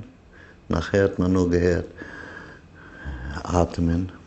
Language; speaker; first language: German; non-native, fluent; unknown